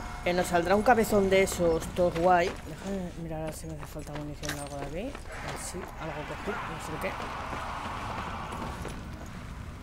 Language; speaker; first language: Spanish; native; Spanish